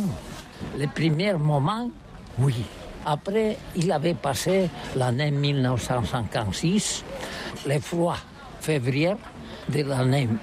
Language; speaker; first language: French; non-native, learner; Catalan